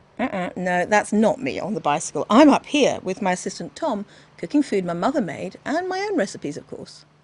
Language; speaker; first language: English; native; English